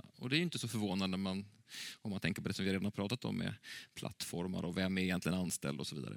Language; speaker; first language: Swedish; native; Swedish